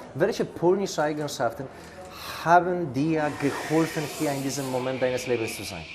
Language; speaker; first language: German; non-native, fluent; Polish